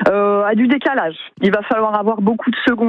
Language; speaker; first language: French; native; French